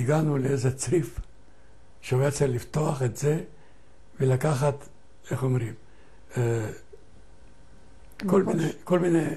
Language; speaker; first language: Hebrew; non-native, fluent; Ladino